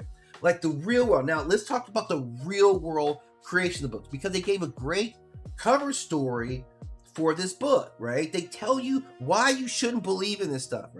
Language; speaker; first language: English; native; English